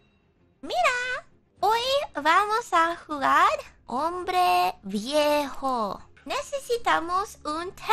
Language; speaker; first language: Spanish; non-native, learner; English